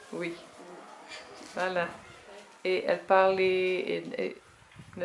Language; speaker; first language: French; non-native, learner; Dutch